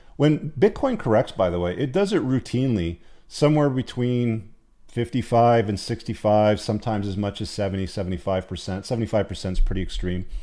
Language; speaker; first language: English; native; English